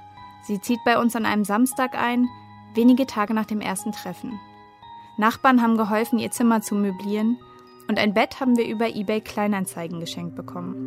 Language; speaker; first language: German; native; German